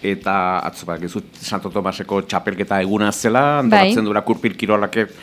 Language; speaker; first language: Basque; native; Basque